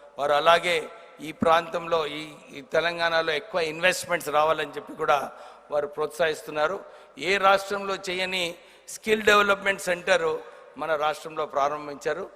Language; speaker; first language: Telugu; non-native, local second language; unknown